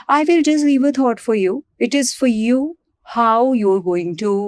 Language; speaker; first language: English; non-native, local second language; Punjabi